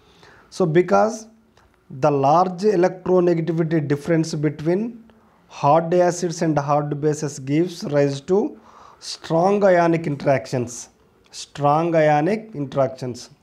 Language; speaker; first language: English; non-native, local second language; Telugu